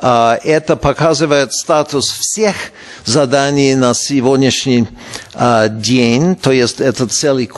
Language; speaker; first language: Russian; non-native, fluent; English